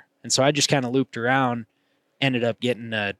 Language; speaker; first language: English; native; English